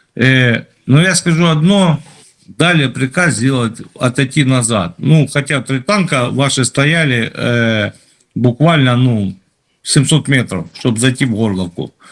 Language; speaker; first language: Russian; native; Russian